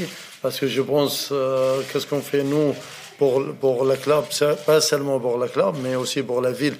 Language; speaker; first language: French; non-native, fluent; Arabic